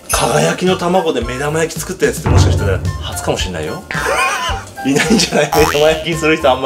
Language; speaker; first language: Japanese; native; Japanese